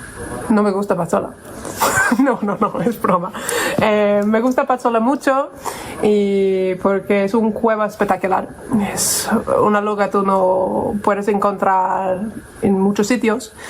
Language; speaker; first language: Spanish; non-native, learner; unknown